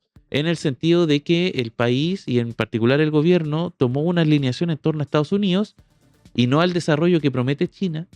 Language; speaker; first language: Spanish; native; Spanish